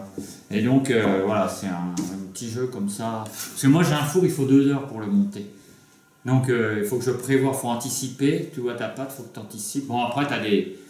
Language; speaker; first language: French; native; French